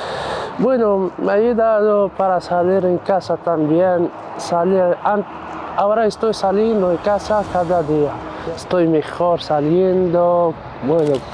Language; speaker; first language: Spanish; non-native, learner; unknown